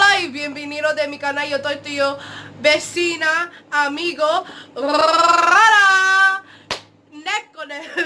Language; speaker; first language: Spanish; early bilingual, heritage; Spanish